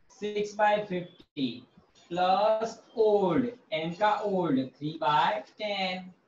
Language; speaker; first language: Hindi; non-native, local second language; Gujarati